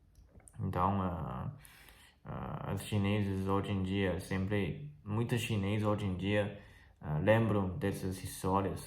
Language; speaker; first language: Portuguese; non-native, fluent; Chinese